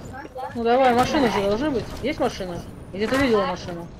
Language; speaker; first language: Russian; native; Russian